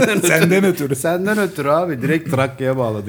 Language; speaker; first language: Turkish; native; Turkish